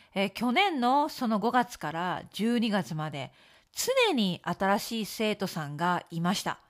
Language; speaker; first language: Japanese; native; Japanese